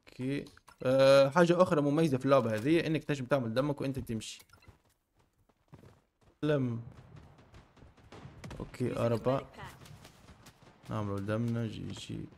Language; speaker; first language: Arabic; native; Arabic